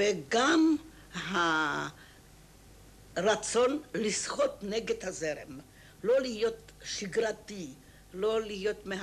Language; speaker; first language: Hebrew; non-native, fluent; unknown